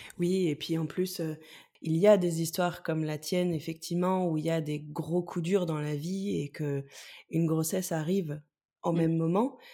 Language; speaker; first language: French; native; French